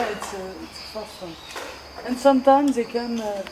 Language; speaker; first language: English; non-native, fluent; French